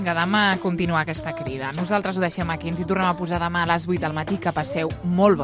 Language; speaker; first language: Catalan; native; Catalan